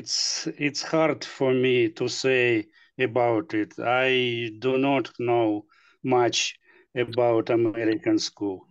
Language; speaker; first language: English; non-native, learner; Russian